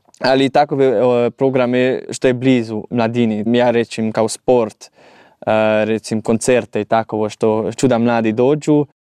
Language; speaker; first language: Croatian; native; Croatian